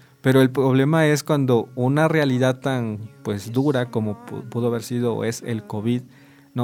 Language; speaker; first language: Spanish; native; Spanish